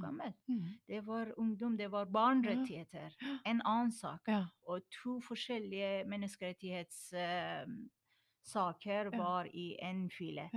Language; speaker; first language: Norwegian; non-native, learner; Persian